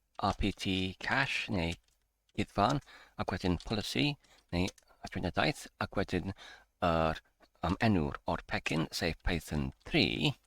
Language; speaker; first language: Welsh; non-native, fluent; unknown